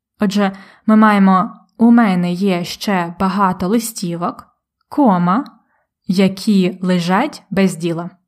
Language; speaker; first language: Ukrainian; native; Ukrainian